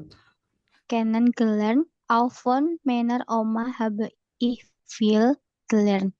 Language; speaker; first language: German; non-native, learner; Indonesian